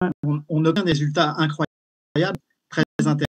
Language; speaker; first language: French; native; French